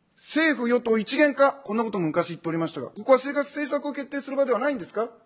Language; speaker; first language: Japanese; native; Japanese